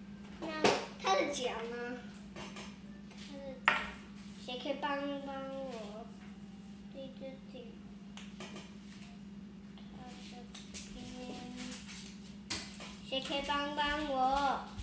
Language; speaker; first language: Chinese; early bilingual, heritage; Chinese